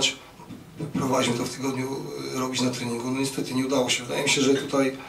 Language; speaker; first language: Polish; native; Polish